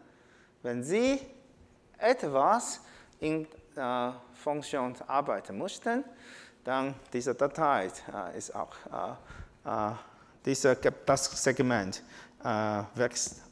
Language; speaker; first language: German; non-native, learner; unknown